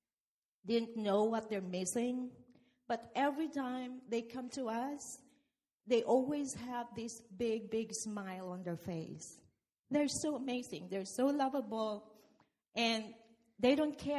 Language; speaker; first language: English; non-native, local second language; Filipino